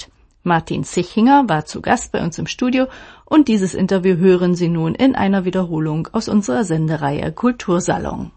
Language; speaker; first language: German; native; German